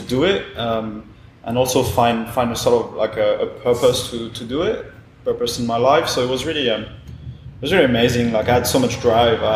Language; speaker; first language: English; non-native, fluent; French